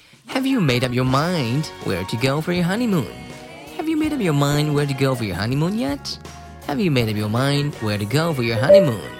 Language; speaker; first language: English; non-native, fluent; Chinese